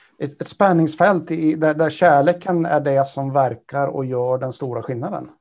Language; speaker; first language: Swedish; native; Swedish